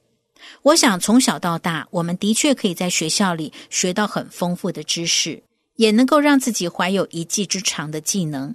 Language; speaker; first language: Chinese; native; Chinese